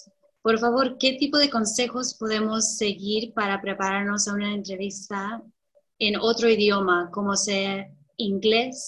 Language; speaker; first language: Spanish; early bilingual, heritage; Spanish